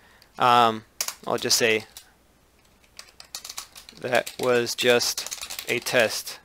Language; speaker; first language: English; native; English